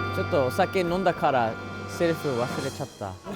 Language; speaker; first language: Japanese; non-native, fluent; English